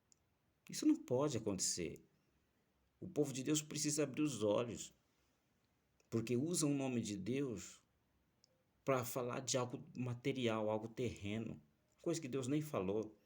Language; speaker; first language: Portuguese; native; Portuguese